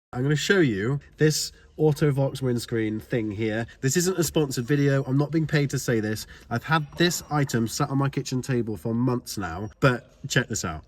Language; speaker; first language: English; native; English